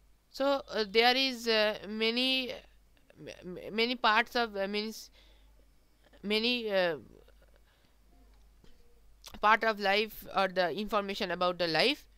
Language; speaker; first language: English; non-native, local second language; Bangla